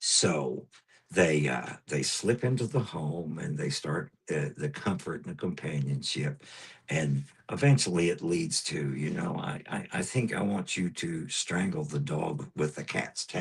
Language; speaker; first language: English; native; English